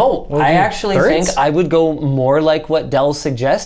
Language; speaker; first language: English; native; English